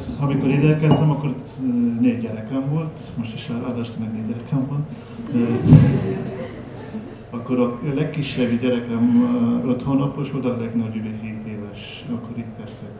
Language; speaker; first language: Hungarian; non-native, learner; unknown